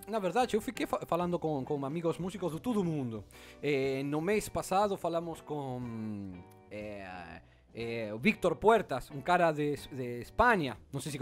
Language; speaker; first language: Portuguese; non-native, learner; Spanish